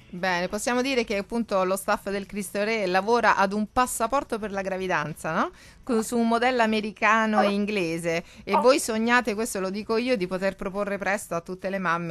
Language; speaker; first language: Italian; native; Italian